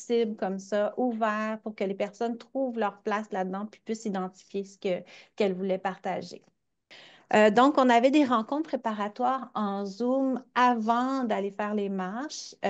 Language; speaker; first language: French; native; French